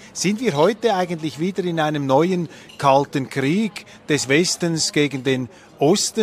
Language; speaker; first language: German; native; German